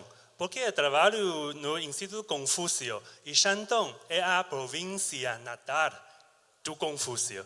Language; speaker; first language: Portuguese; non-native, learner; Chinese